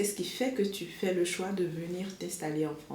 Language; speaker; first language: French; native; French